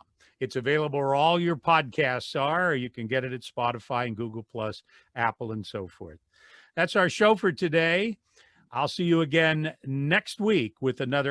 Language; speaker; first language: English; native; English